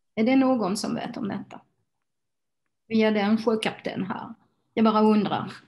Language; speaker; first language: Swedish; non-native, fluent; French